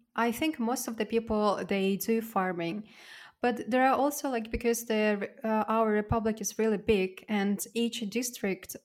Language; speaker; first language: English; non-native, fluent; Russian